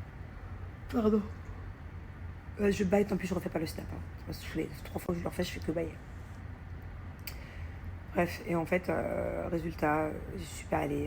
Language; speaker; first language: French; native; French